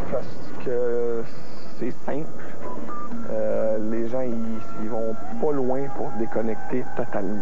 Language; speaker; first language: French; native; French